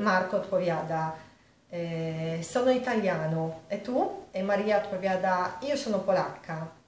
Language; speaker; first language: Italian; non-native, fluent; Polish